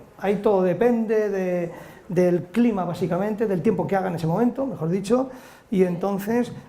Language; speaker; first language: Spanish; native; Spanish